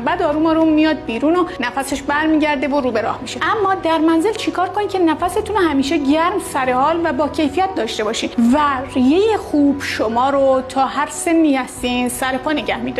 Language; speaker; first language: Persian; native; Persian